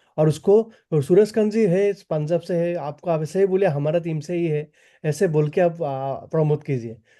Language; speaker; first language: Hindi; non-native, local second language; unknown